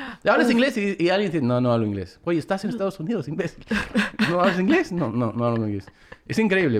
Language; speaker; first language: Spanish; early bilingual, heritage; Spanish